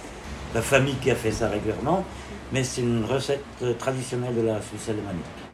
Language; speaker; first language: French; non-native, local second language; German